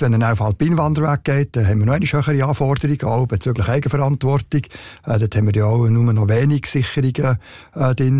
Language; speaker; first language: German; native; German